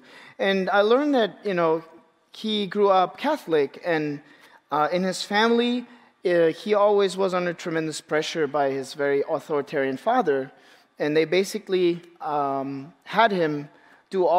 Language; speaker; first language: English; non-native, fluent; Turkish